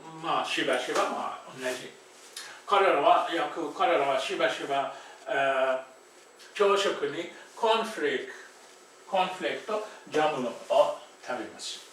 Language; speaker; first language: Japanese; non-native, fluent; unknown